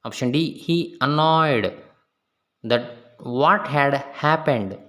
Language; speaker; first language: English; non-native, local second language; Telugu